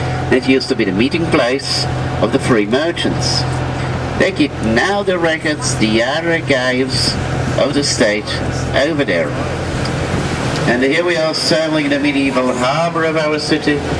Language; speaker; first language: English; non-native, fluent; Dutch